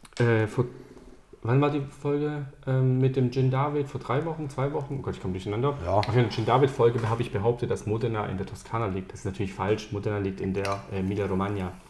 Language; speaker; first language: German; early bilingual, other home language; Italian